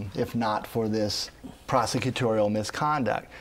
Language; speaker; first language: English; native; English